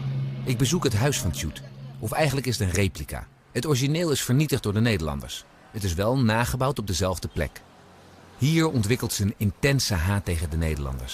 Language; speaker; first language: Dutch; native; Dutch